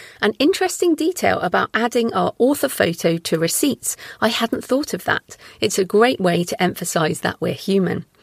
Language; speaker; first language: English; native; English